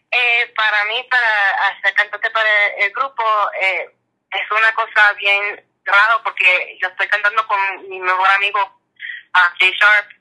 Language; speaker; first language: Spanish; early bilingual, heritage; English